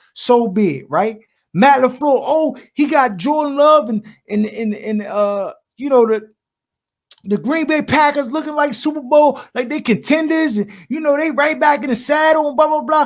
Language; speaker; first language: English; native; English